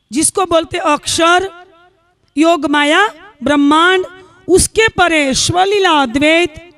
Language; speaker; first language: Hindi; non-native, local second language; Gujarati